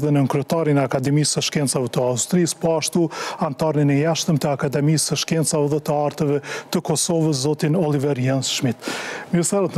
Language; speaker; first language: Albanian; native; Albanian